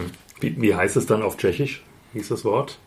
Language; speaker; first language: German; native; German